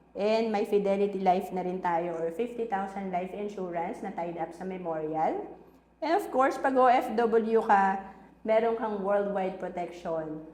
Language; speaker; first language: Filipino; native; Filipino